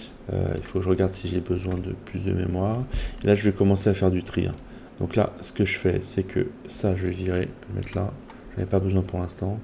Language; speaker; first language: French; native; French